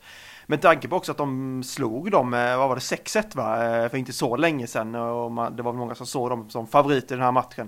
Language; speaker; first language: Swedish; native; Swedish